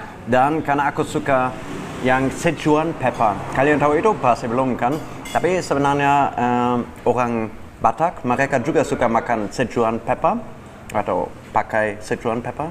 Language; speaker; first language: Indonesian; non-native, fluent; German